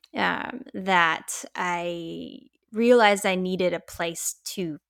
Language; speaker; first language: English; native; English